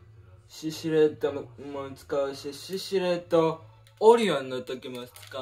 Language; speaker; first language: Japanese; native; Japanese